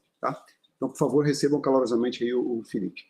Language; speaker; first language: Portuguese; native; Portuguese